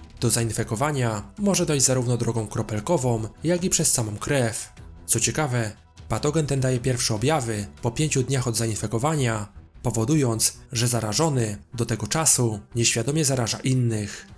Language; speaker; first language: Polish; native; Polish